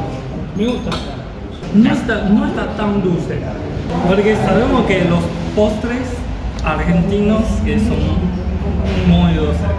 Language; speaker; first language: Spanish; non-native, learner; Chinese